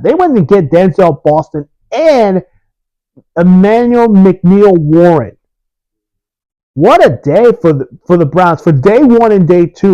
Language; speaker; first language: English; early bilingual, other home language; Spanish